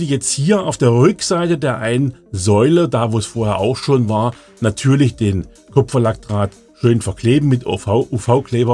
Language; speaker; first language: German; native; German